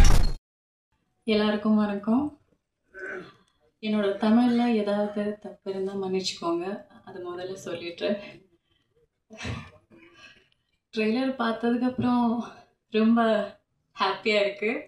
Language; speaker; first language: Tamil; non-native, fluent; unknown